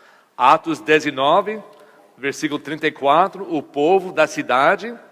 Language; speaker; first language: Portuguese; non-native, fluent; English